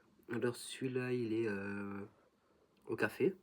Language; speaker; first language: French; native; French